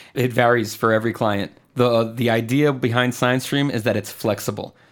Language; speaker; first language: English; non-native, fluent; Spanish